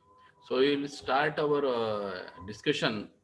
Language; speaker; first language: English; non-native, local second language; Marathi